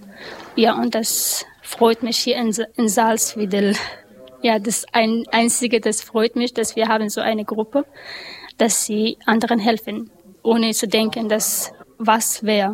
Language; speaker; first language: German; non-native, learner; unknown